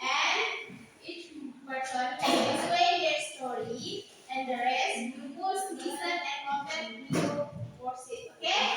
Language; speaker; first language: English; non-native, learner; Indonesian